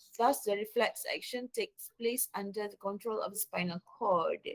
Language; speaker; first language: English; non-native, local second language; Malay